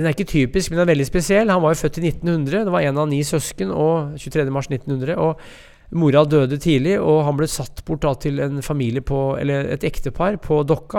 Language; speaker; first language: Norwegian; native; Norwegian